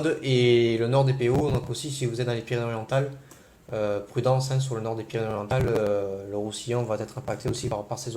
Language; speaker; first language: French; native; French